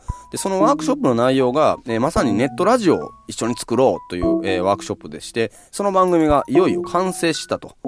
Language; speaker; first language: Japanese; native; Japanese